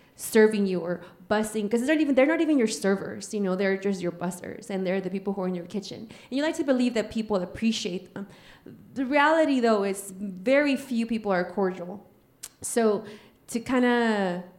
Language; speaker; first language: English; early bilingual, other home language; Spanish